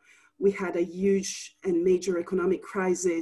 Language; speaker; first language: English; non-native, fluent; Italian